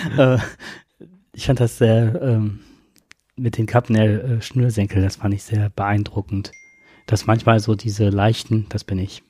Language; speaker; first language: German; native; German